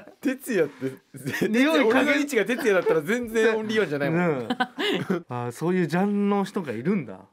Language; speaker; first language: Japanese; native; Japanese